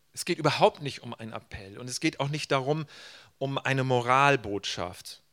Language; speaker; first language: German; native; German